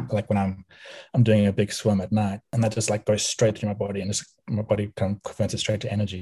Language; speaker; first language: English; native; English